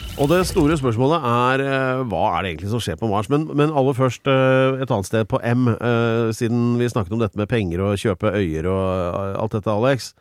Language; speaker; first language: Norwegian; native; Norwegian